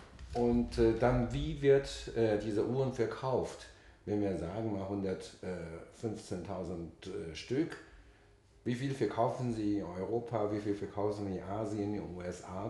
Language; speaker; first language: German; non-native, fluent; Chinese